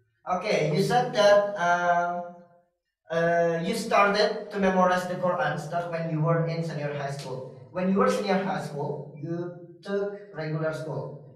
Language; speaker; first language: English; non-native, fluent; Indonesian